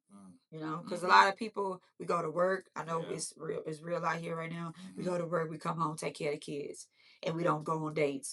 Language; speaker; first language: English; native; English